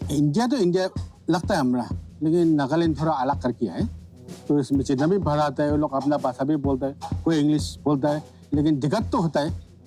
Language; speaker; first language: Hindi; non-native, local second language; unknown